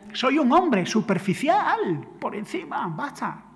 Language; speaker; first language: Spanish; native; Spanish